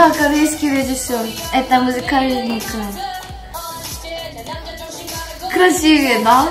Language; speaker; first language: Russian; non-native, learner; Korean